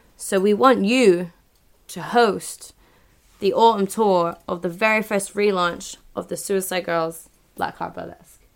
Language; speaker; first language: English; native; English